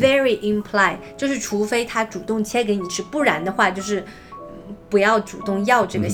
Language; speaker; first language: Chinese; native; Chinese